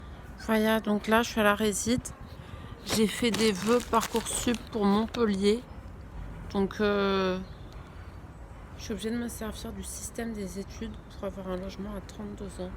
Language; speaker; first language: French; native; French